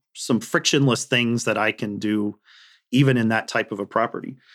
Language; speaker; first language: English; native; English